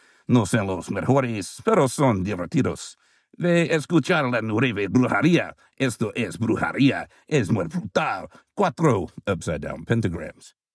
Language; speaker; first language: Spanish; non-native, learner; English